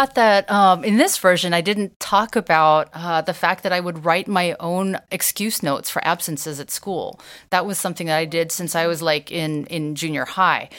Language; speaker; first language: English; native; English